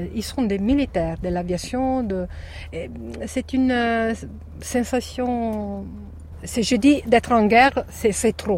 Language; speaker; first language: French; non-native, learner; Italian